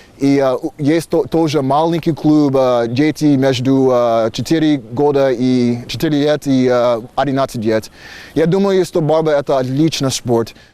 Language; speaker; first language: Russian; non-native, learner; English